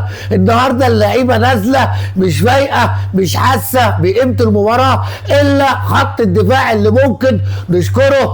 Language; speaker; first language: Arabic; native; Arabic